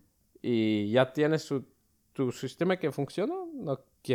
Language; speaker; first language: Spanish; early bilingual, other home language; Finnish